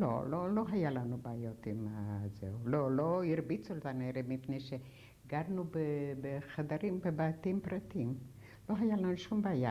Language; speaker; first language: Hebrew; non-native, fluent; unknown